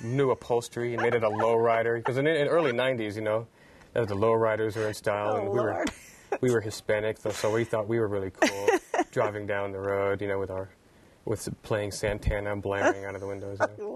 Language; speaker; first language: English; native; English